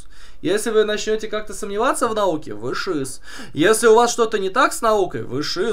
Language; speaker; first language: Russian; native; Russian